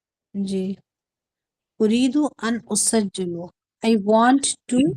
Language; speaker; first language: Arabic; non-native, learner; Urdu